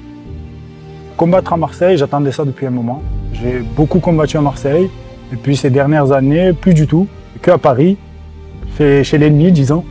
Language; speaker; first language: French; native; French